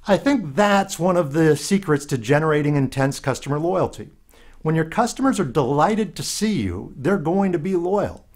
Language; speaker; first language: English; native; English